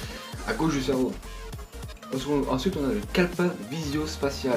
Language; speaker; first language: French; native; French